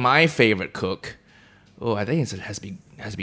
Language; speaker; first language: English; non-native, local second language; Cantonese